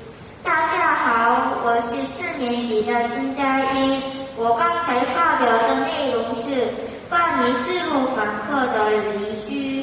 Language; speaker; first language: Chinese; non-native, learner; Korean